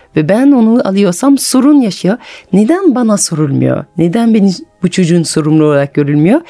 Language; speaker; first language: Turkish; non-native, fluent; French